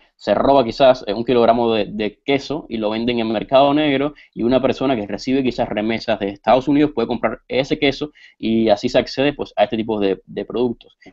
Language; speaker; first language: Spanish; native; Spanish